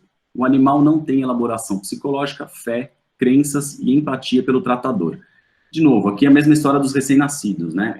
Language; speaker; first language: Portuguese; native; Portuguese